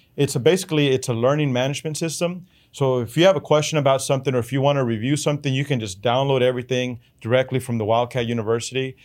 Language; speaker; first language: English; early bilingual, other home language; Spanish